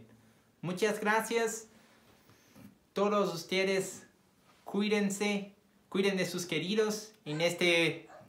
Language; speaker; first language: Spanish; non-native, fluent; Portuguese